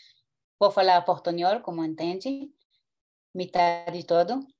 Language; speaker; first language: Portuguese; early bilingual, heritage; Hebrew